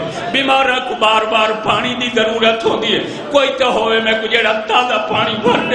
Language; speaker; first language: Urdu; non-native, local second language; Punjabi